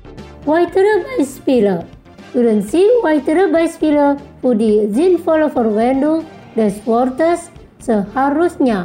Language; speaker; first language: German; non-native, fluent; Indonesian